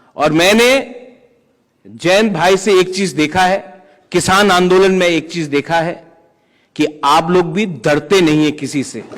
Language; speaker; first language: Hindi; non-native, local second language; Kok Borok